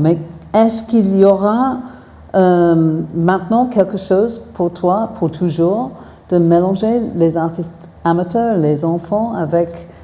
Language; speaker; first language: French; non-native, fluent; English